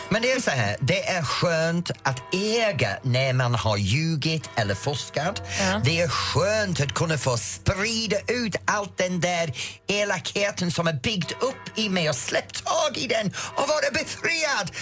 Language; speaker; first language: Swedish; non-native, fluent; English